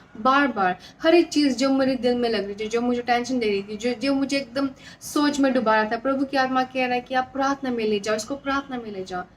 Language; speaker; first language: Hindi; non-native, local second language; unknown